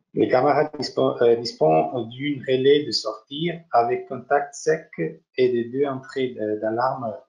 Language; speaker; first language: French; non-native, fluent; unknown